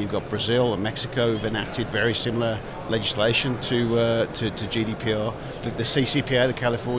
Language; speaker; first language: English; native; English